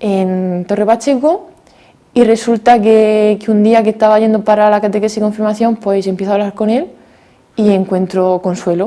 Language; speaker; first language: Spanish; native; Spanish